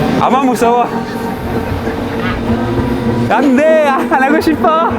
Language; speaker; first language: Korean; non-native, learner; French